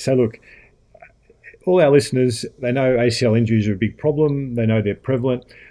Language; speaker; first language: English; native; English